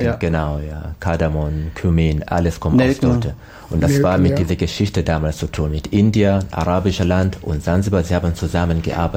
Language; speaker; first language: German; non-native, learner; Swahili